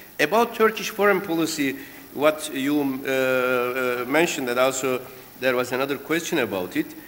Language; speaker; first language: English; non-native, fluent; Turkish